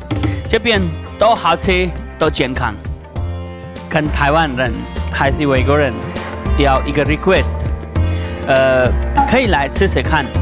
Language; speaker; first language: Chinese; non-native, learner; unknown